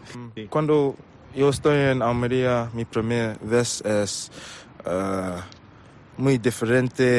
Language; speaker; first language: Spanish; non-native, learner; English